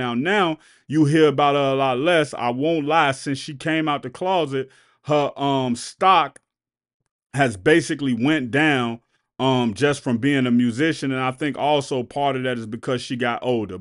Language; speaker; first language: English; native; English